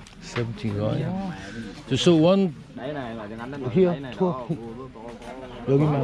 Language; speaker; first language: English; non-native, learner; Korean